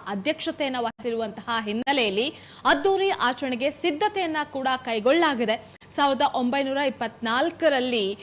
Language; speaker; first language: Kannada; native; Kannada